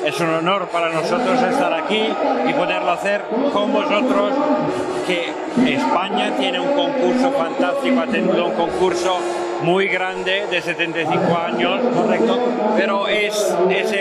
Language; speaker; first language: Spanish; non-native, fluent; Italian